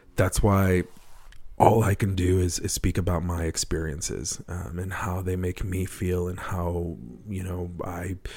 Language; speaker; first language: English; native; English